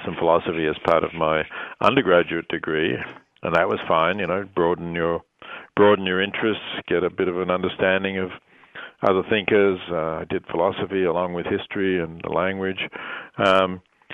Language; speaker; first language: English; native; English